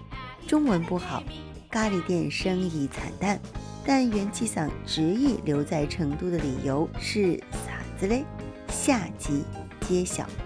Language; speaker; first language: Chinese; native; Chinese